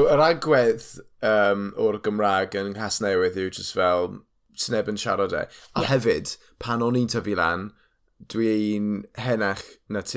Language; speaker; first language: Welsh; non-native, local second language; English